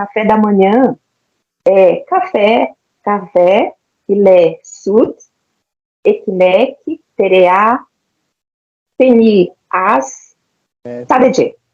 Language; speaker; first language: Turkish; non-native, learner; Portuguese